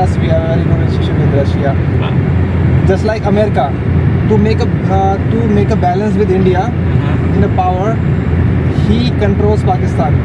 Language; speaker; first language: English; non-native, local second language; Hindi